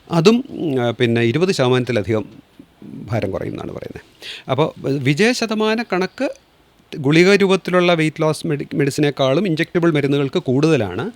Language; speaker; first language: Malayalam; native; Malayalam